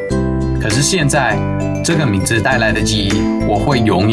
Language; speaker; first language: Chinese; non-native, fluent; English